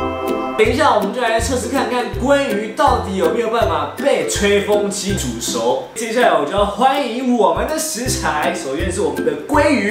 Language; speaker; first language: Chinese; native; Chinese